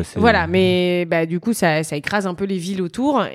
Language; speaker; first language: French; native; French